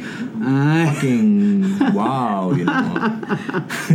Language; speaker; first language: English; non-native, learner; Japanese